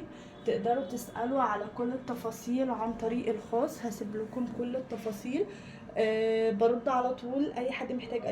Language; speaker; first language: Arabic; native; Arabic